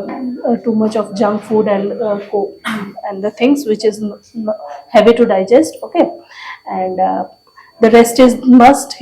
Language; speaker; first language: English; non-native, learner; Hindi